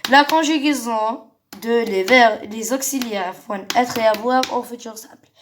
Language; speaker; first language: French; non-native, local second language; Arabic